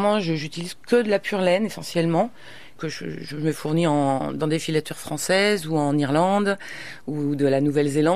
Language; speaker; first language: French; native; French